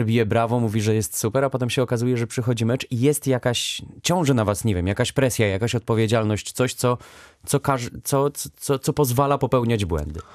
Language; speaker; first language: Polish; native; Polish